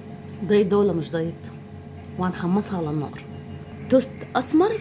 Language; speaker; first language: Arabic; native; Arabic